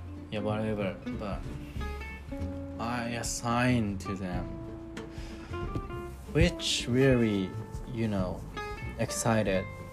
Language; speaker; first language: English; non-native, learner; Japanese